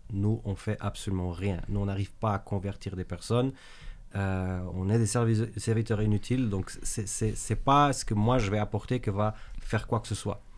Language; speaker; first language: French; native; French